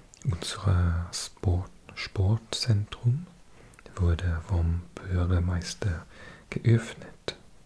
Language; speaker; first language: German; non-native, learner; English